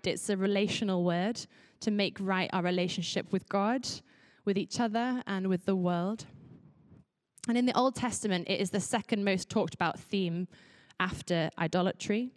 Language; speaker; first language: English; native; English